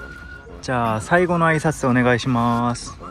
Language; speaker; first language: Japanese; non-native, fluent; Korean